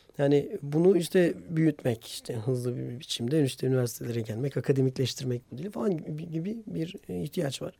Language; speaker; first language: Turkish; non-native, local second language; Armenian